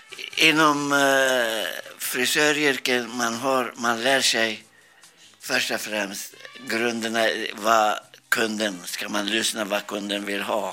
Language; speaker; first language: Swedish; non-native, learner; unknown